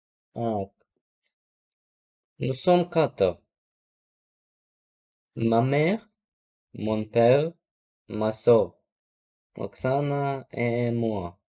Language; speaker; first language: French; non-native, learner; Russian